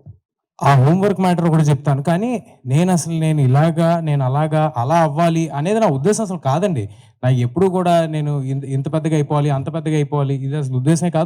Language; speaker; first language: Telugu; native; Telugu